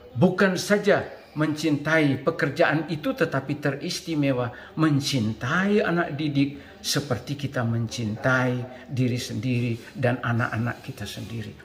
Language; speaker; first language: Indonesian; native; Indonesian